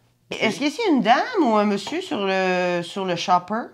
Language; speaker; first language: French; native; French